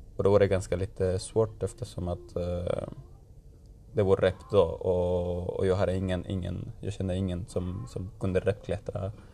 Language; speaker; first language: Swedish; non-native, learner; Spanish